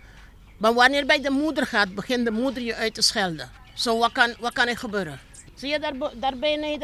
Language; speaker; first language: Dutch; non-native, local second language; Papiamento